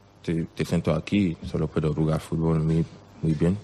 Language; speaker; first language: Spanish; non-native, learner; French